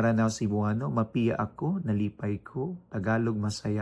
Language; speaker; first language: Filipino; non-native, local second language; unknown